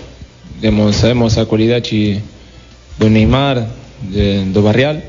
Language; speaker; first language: Portuguese; non-native, fluent; Spanish